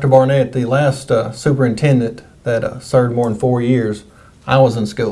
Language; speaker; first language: English; native; English